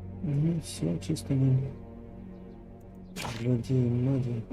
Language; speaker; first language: Russian; native; Russian